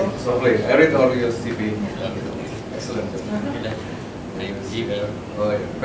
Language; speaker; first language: English; non-native, learner; Indonesian